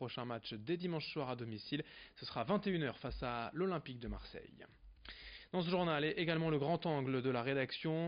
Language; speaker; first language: French; native; French